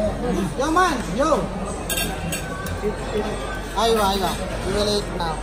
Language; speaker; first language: English; non-native, learner; Nepali